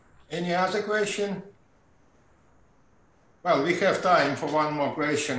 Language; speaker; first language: English; non-native, fluent; Russian